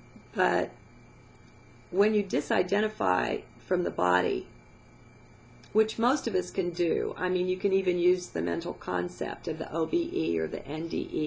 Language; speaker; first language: English; native; English